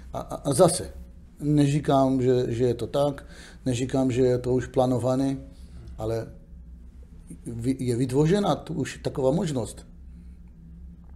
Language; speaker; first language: Czech; non-native, fluent; Hebrew